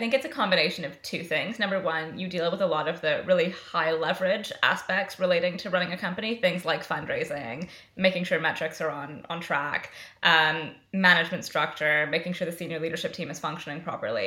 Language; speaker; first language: English; native; English